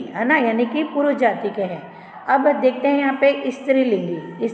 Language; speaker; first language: Hindi; non-native, local second language; Marathi